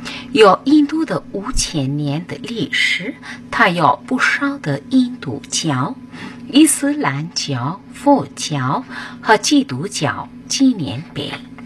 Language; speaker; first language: Chinese; non-native, learner; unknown